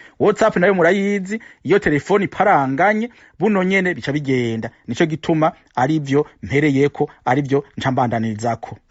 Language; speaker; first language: Rundi; native; Rundi